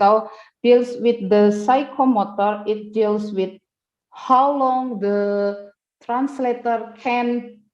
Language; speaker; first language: English; non-native, fluent; Indonesian